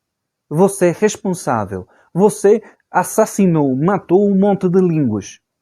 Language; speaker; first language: Portuguese; non-native, fluent; Spanish